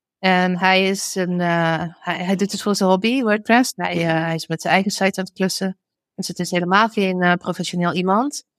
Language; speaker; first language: Dutch; native; Dutch